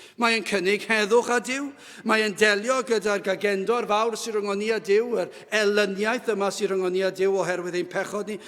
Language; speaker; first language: Welsh; native; Welsh